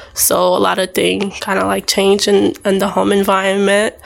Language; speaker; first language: English; early bilingual, other home language; Haitian Creole